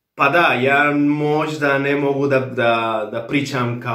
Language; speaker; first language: Serbian; non-native, learner; Spanish